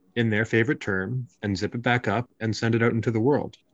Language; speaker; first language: English; native; English